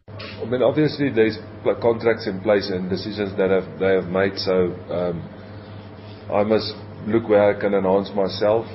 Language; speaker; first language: English; non-native, local second language; Afrikaans